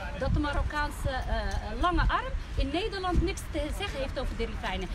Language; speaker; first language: Dutch; early bilingual, other home language; Riffian